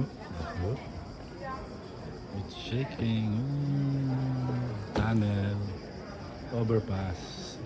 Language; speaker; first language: English; non-native, local second language; Filipino